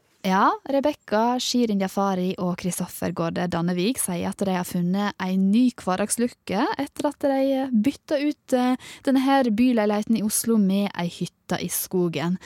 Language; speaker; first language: Norwegian; native; Norwegian